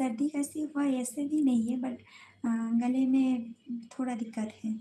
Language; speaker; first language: Hindi; non-native, local second language; Bangla